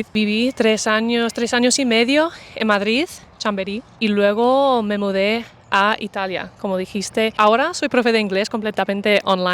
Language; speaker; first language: Spanish; non-native, fluent; English